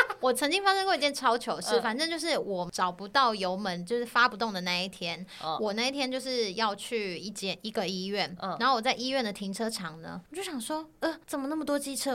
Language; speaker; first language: Chinese; native; Chinese